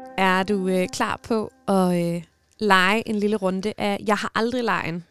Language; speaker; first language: Danish; native; Danish